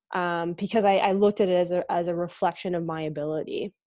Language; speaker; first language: English; native; English